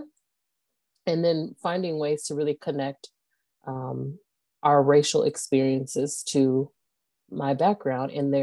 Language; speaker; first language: English; native; English